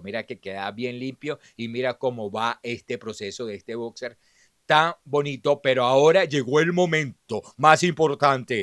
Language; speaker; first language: Spanish; native; Spanish